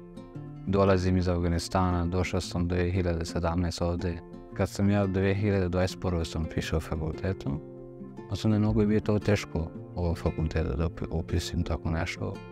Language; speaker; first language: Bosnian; non-native, learner; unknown